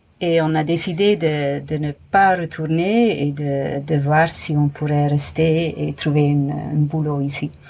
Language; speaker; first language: French; non-native, fluent; English